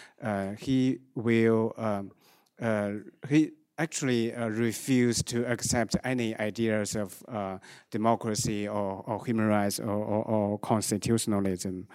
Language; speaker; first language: English; non-native, fluent; Chinese